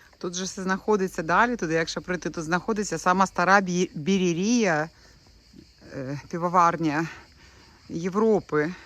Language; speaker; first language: Ukrainian; non-native, local second language; Russian